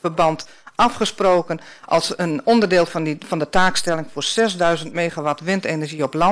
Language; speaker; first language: Dutch; native; Dutch